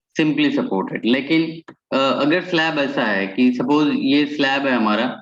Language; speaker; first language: Hindi; non-native, local second language; Marathi